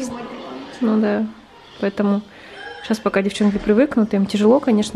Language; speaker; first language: Russian; native; Russian